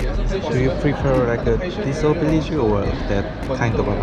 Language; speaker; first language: English; non-native, learner; Korean